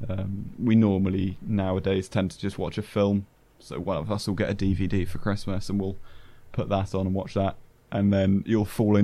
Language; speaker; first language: English; native; English